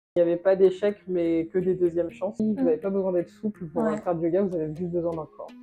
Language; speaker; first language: French; native; French